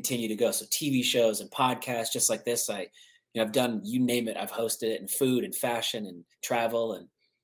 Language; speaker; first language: English; native; English